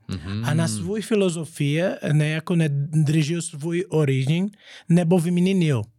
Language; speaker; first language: Czech; non-native, learner; Portuguese